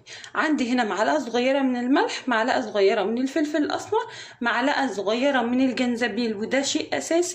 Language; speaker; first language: Arabic; native; Arabic